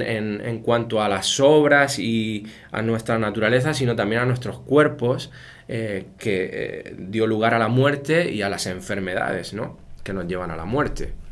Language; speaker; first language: Spanish; native; Spanish